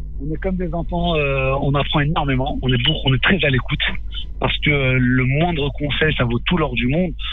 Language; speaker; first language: French; native; French